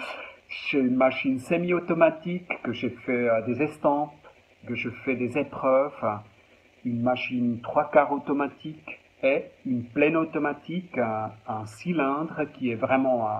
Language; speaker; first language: French; non-native, local second language; German